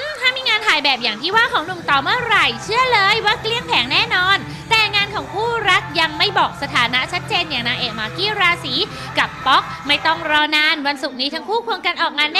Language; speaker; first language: Thai; native; Thai